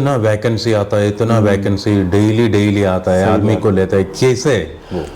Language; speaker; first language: Hindi; non-native, local second language; Malayalam